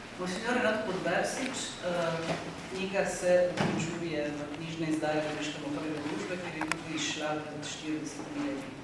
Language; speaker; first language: Slovenian; native; Slovenian